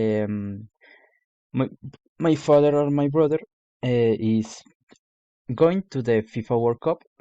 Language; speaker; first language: English; non-native, learner; Spanish